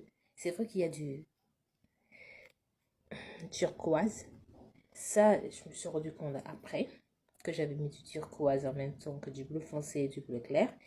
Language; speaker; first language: French; native; French